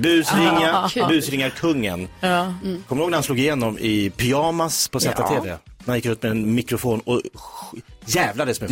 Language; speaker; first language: Swedish; native; Swedish